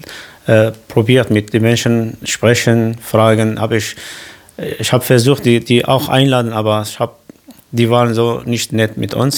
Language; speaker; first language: German; non-native, learner; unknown